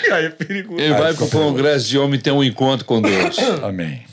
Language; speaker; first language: Portuguese; native; Portuguese